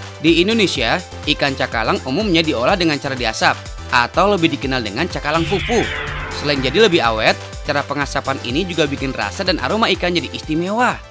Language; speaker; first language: Indonesian; native; Indonesian